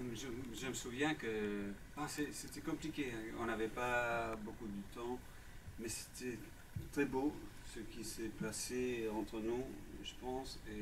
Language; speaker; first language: French; non-native, fluent; English